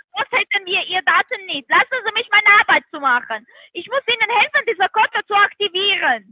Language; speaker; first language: German; non-native, learner; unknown